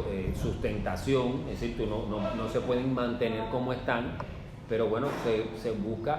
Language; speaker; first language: Spanish; native; Spanish